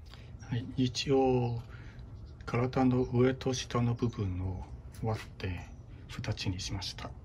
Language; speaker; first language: Japanese; non-native, fluent; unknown